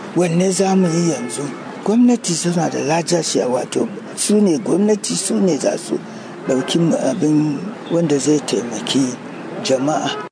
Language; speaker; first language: Hausa; non-native, local second language; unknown